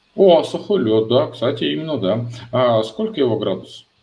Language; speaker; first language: Russian; native; Russian